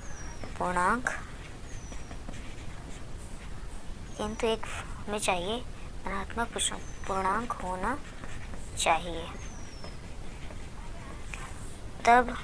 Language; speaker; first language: Hindi; native; Hindi